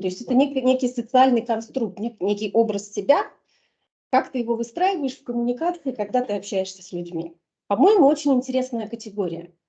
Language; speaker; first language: Russian; native; Russian